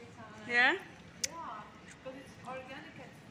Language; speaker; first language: English; non-native, learner; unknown